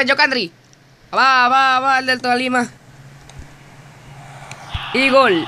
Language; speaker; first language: Spanish; native; Spanish